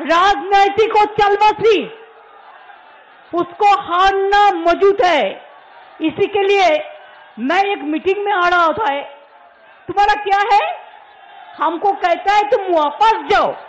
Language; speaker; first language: Hindi; non-native, local second language; Bangla